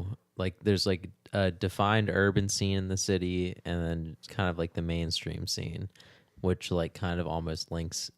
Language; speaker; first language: English; native; English